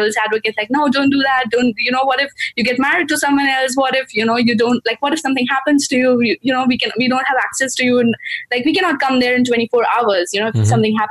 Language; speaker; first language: English; non-native, local second language; Gujarati